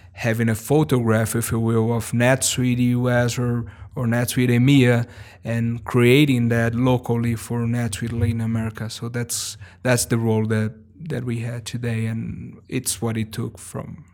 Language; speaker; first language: English; non-native, fluent; Portuguese